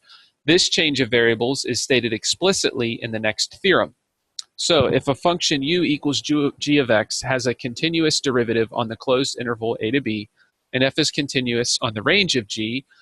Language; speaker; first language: English; native; English